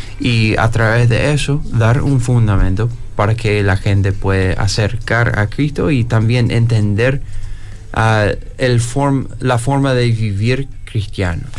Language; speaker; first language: Spanish; non-native, fluent; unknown